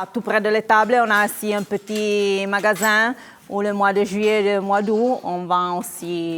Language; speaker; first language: French; non-native, local second language; Italian